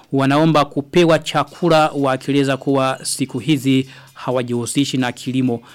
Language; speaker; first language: Swahili; non-native, local second language; Rundi